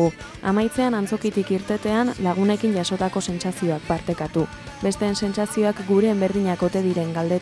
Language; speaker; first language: Basque; native; Basque